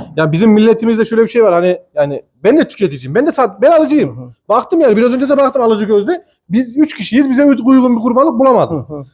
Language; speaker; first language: Turkish; native; Turkish